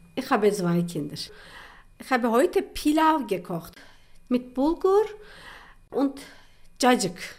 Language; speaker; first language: German; non-native, learner; Turkish